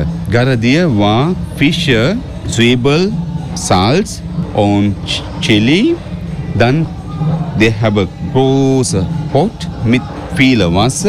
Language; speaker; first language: German; non-native, learner; Sinhala